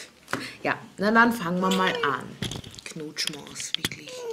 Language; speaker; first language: German; native; German